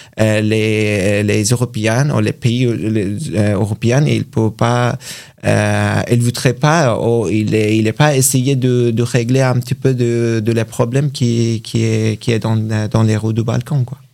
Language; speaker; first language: French; non-native, learner; Persian